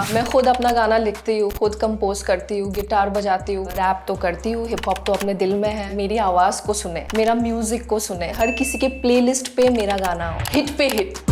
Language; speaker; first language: Hindi; non-native, local second language; Assamese